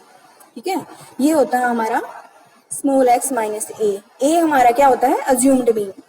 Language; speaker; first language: Hindi; native; Hindi